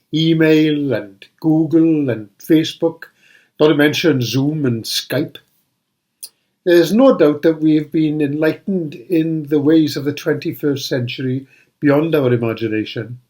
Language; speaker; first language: English; native; English